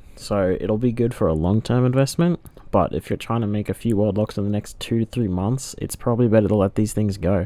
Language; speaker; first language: English; native; English